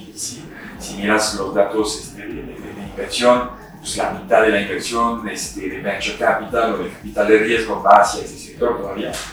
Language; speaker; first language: Spanish; non-native, fluent; French